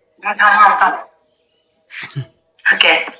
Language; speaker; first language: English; non-native, learner; Uzbek